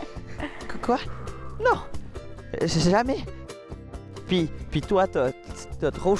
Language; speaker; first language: French; native; French